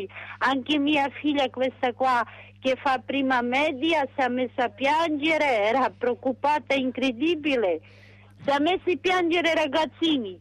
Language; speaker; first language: Italian; non-native, local second language; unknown